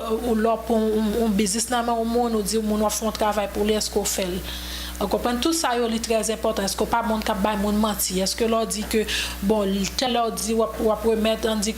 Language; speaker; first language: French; non-native, local second language; Haitian Creole